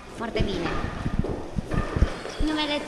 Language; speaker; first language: Romanian; native; Romanian